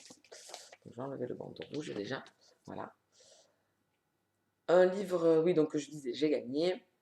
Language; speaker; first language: French; native; French